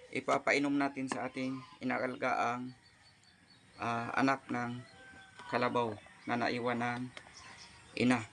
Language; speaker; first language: Filipino; non-native, local second language; Cebuano